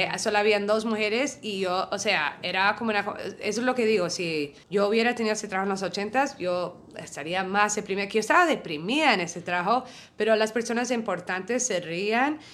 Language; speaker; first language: Spanish; early bilingual, heritage; Spanish